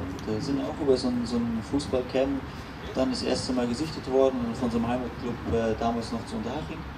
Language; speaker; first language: German; native; German